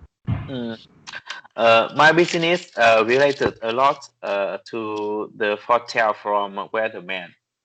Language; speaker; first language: English; non-native, learner; Vietnamese